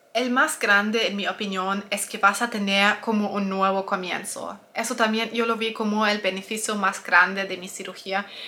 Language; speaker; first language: Spanish; non-native, fluent; German